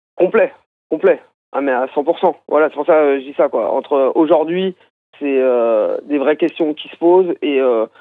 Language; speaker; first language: French; native; French